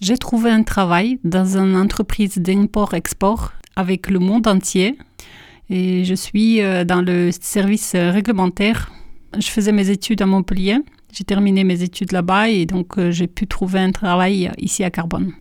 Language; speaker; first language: French; non-native, fluent; Russian